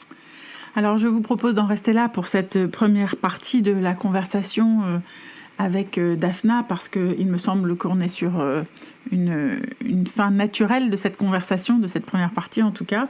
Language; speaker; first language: French; native; French